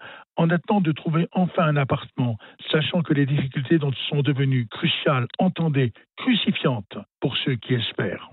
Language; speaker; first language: French; native; French